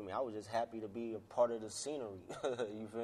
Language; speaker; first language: English; native; English